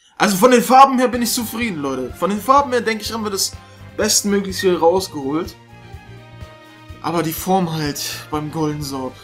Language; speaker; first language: German; native; German